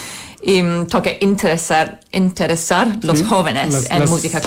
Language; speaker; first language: Spanish; non-native, fluent; English